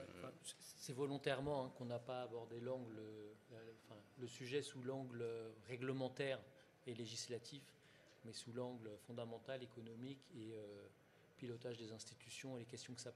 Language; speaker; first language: French; native; French